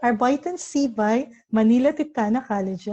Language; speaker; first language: German; non-native, learner; Filipino